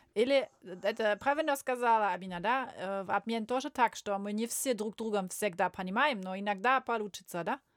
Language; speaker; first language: Russian; non-native, learner; German